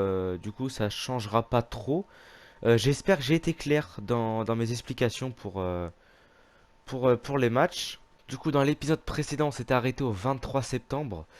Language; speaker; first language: French; native; French